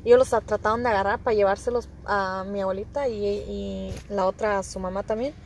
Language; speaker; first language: Spanish; early bilingual, heritage; Spanish